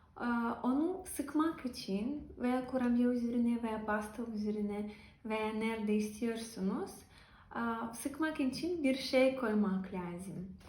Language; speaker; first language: Turkish; non-native, learner; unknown